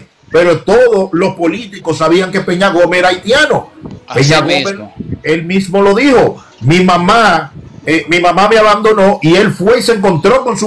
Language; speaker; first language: Spanish; native; Spanish